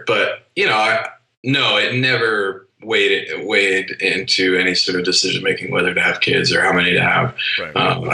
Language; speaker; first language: English; native; English